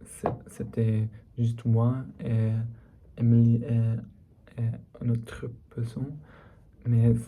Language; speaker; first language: French; non-native, learner; English